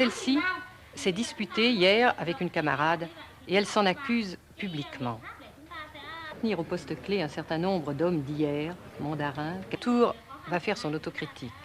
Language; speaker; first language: French; native; French